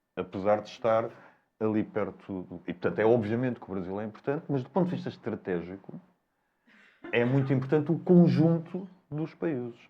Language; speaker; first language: Portuguese; native; Portuguese